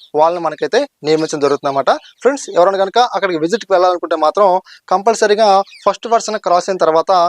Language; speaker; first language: Telugu; native; Telugu